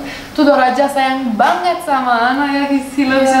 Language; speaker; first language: Indonesian; non-native, learner; Russian